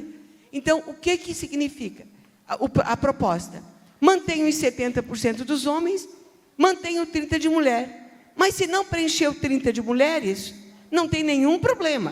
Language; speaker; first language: Portuguese; native; Portuguese